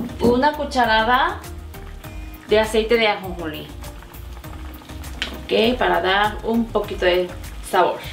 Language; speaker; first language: Spanish; non-native, fluent; Korean